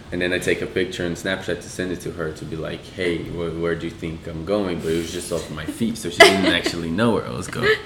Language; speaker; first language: English; non-native, fluent; Portuguese